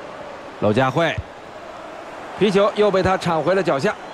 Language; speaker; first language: Chinese; native; Chinese